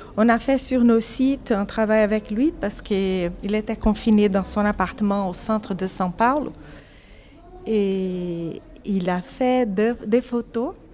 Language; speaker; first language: French; non-native, fluent; Portuguese